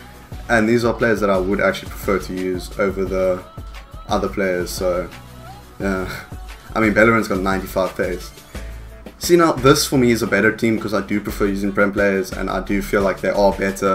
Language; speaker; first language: English; native; English